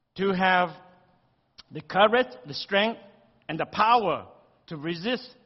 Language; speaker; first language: English; early bilingual, other home language; Vietnamese